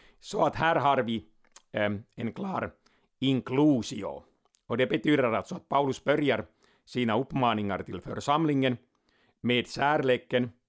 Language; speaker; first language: Swedish; non-native, local second language; Finnish